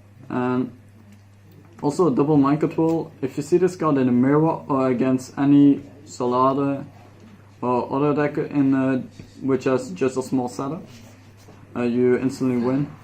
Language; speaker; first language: English; non-native, fluent; Dutch